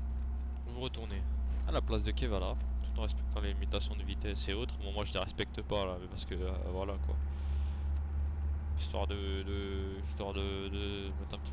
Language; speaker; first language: French; native; French